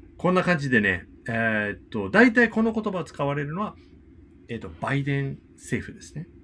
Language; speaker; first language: Japanese; non-native, fluent; English